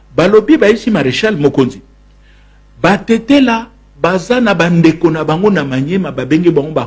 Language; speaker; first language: Lingala; non-native, local second language; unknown